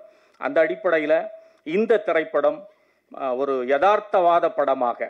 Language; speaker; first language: Tamil; native; Tamil